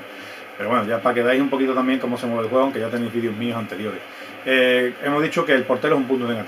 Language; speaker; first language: Spanish; native; Spanish